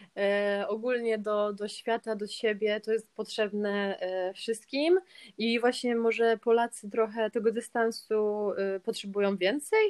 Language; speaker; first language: Polish; early bilingual, heritage; Polish